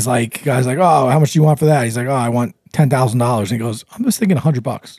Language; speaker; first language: English; native; English